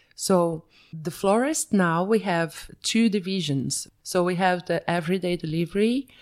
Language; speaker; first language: English; early bilingual, other home language; Portuguese